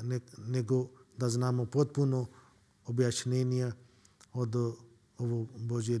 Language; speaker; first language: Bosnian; non-native, learner; Urdu